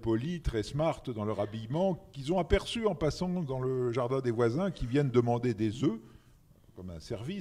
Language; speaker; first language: French; native; French